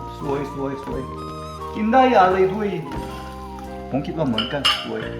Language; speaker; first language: Thai; non-native, learner; Korean